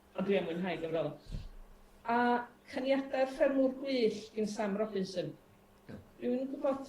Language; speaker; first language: Welsh; native; Welsh